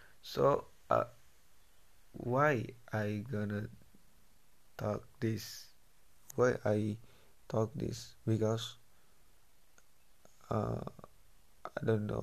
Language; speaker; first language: English; non-native, learner; Indonesian